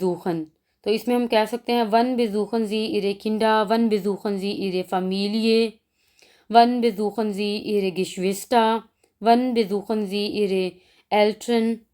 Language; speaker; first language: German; non-native, learner; Urdu